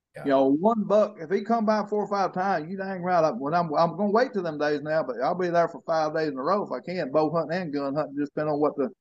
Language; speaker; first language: English; native; English